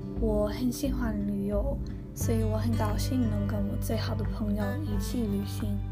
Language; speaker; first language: Chinese; non-native, learner; English